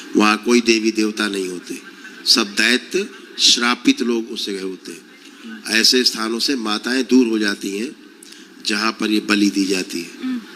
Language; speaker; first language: Hindi; native; Hindi